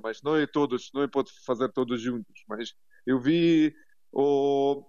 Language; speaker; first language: Portuguese; non-native, learner; Ukrainian